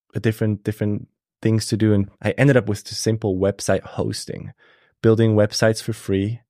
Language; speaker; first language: English; non-native, fluent; German